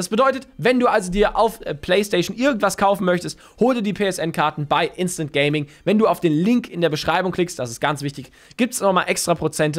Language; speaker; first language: German; native; German